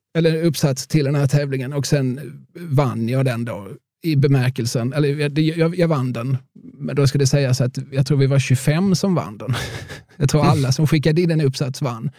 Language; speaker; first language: Swedish; native; Swedish